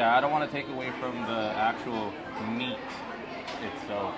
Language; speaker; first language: English; native; English